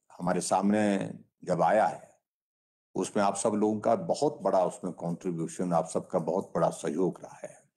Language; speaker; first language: Hindi; native; Hindi